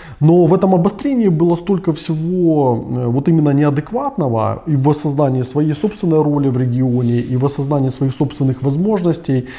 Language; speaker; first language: Russian; native; Russian